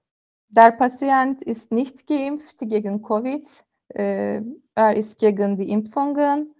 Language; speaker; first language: German; non-native, learner; Turkish